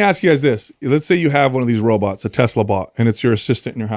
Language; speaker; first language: English; native; English